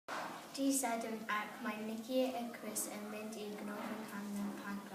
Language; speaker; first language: Welsh; non-native, learner; English